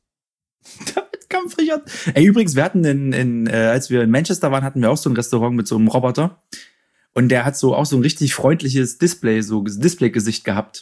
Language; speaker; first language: German; native; German